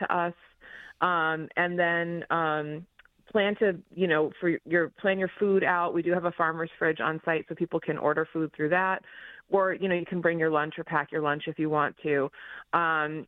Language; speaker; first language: English; native; English